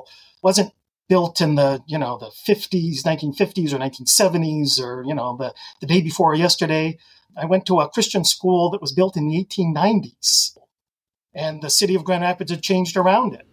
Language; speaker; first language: English; native; English